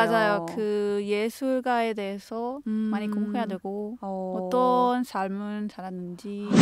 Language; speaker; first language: Korean; non-native, fluent; Spanish